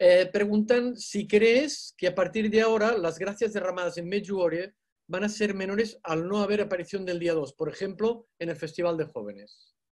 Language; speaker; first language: Spanish; native; Spanish